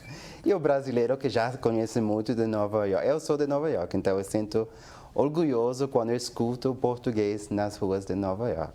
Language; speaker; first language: Portuguese; non-native, fluent; English